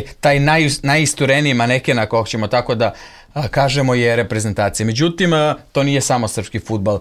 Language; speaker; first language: Serbian; native; Serbian